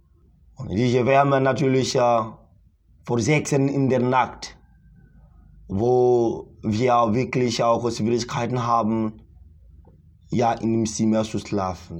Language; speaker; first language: German; non-native, fluent; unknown